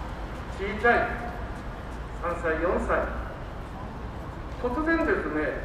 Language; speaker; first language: Japanese; native; Japanese